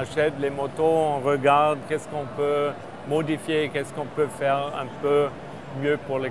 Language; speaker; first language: French; non-native, fluent; German